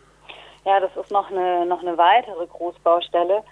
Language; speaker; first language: German; native; German